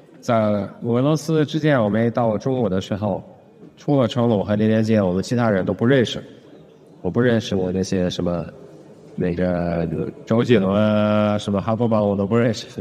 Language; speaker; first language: Chinese; non-native, fluent; Russian